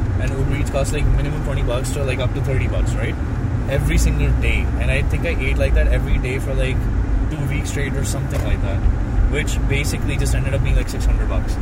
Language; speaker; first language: English; non-native, local second language; Hindi